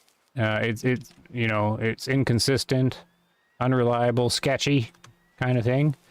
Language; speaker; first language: English; native; English